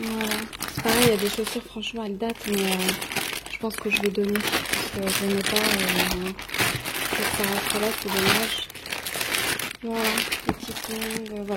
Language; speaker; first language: French; native; French